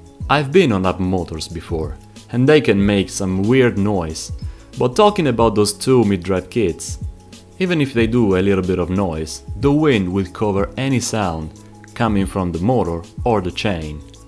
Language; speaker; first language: English; non-native, fluent; Italian